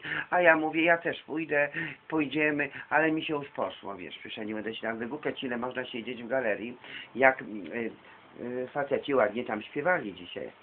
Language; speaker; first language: Polish; native; Polish